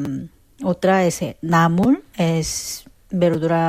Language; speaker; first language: Spanish; non-native, fluent; Korean